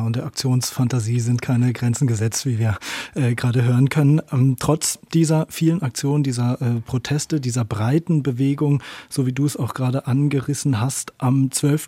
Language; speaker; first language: German; native; German